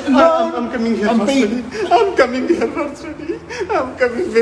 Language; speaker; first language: English; non-native, learner; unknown